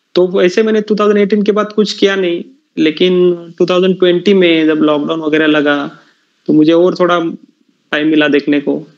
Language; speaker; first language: Hindi; non-native, local second language; Marathi